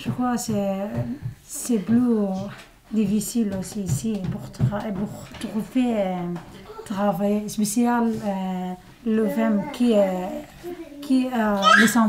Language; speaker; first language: French; non-native, learner; Somali